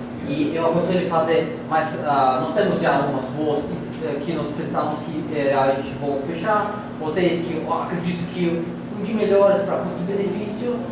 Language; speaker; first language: Portuguese; non-native, learner; Russian